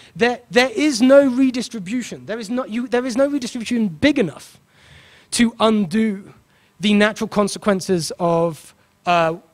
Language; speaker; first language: English; native; English